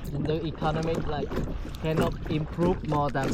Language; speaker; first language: English; non-native, learner; Vietnamese